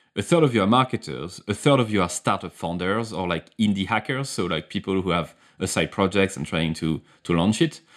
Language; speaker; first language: English; non-native, fluent; French